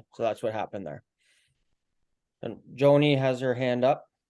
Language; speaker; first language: English; native; English